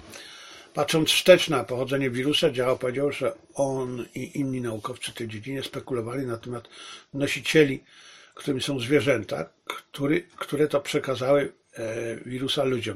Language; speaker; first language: Polish; native; Polish